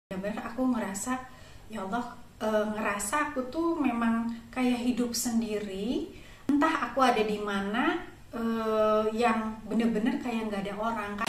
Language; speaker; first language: Indonesian; native; Indonesian